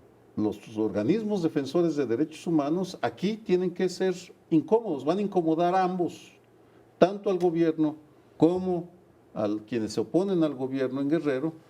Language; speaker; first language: Spanish; native; Spanish